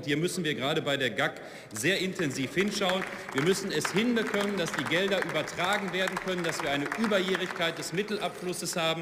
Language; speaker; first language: German; native; German